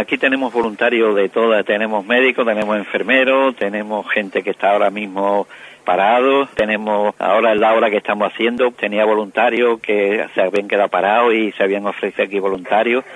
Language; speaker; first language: Spanish; native; Spanish